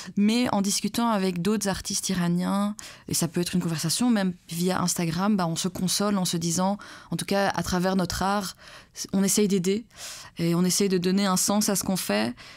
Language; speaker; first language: French; early bilingual, other home language; Persian